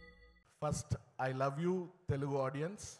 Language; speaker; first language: Telugu; non-native, learner; Tamil